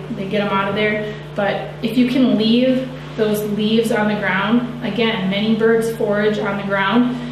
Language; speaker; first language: English; native; English